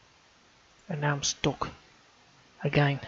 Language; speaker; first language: English; native; English